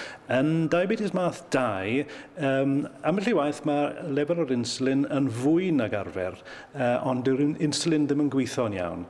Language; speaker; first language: Welsh; native; Welsh